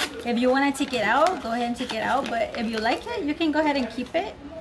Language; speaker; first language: English; early bilingual, other home language; Spanish